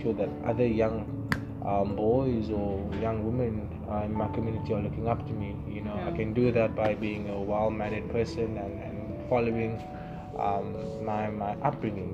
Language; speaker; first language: English; non-native, local second language; Xhosa